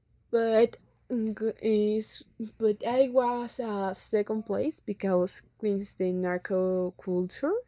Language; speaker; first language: English; non-native, learner; Spanish